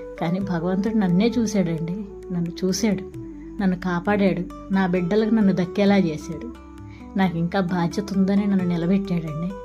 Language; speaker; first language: Telugu; native; Telugu